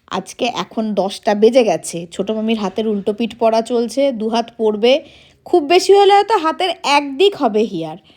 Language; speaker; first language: Bangla; non-native, local second language; Hindi